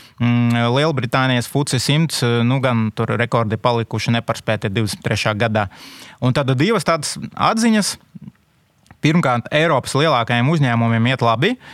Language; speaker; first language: Latvian; non-native, local second language; Russian